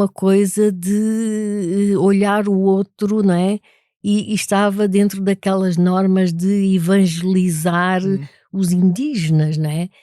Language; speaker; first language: Portuguese; native; Portuguese